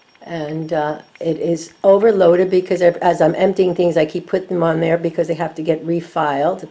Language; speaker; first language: English; native; English